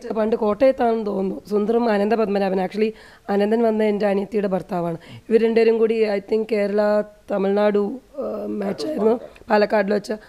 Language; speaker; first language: Malayalam; native; Malayalam